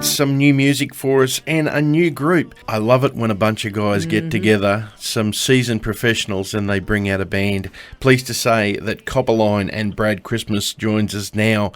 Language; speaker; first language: English; native; English